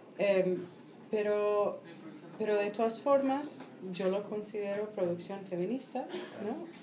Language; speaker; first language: Spanish; non-native, fluent; English